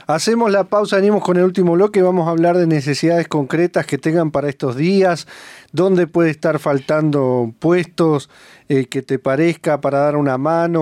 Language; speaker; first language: Spanish; native; Spanish